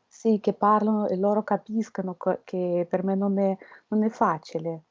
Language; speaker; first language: Italian; non-native, learner; Russian